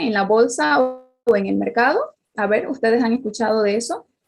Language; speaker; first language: Spanish; native; Spanish